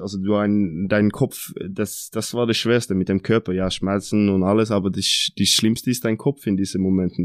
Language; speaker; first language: German; non-native, fluent; Norwegian